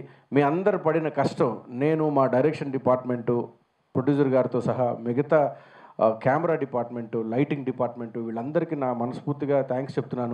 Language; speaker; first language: Telugu; native; Telugu